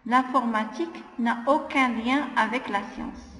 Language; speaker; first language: French; non-native, local second language; Arabic